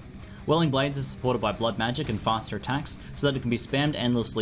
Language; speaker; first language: English; native; English